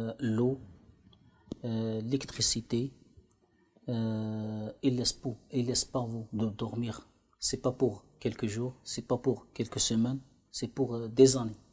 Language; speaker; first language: French; non-native, learner; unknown